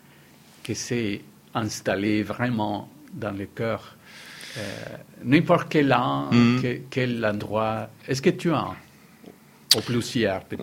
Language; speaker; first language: French; non-native, fluent; Spanish